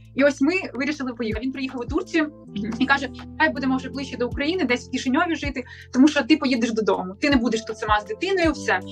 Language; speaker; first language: Ukrainian; native; Ukrainian